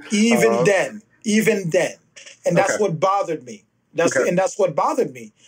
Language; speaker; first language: English; early bilingual, other home language; Haitian Creole